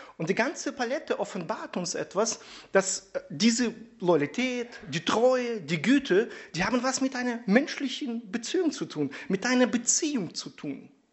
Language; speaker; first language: German; non-native, fluent; Russian